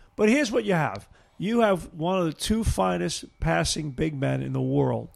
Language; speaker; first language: English; native; English